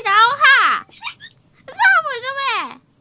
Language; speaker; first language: Chinese; native; Chinese